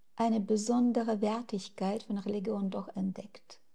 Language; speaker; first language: German; non-native, fluent; Russian